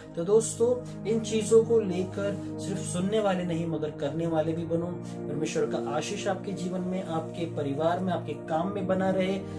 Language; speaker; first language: Hindi; non-native, local second language; Marathi